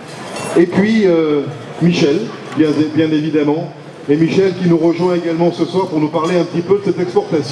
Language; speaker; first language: French; native; French